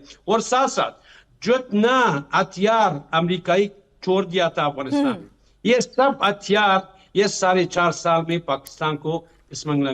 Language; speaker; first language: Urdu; non-native, fluent; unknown